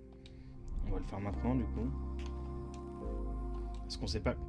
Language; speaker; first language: French; native; French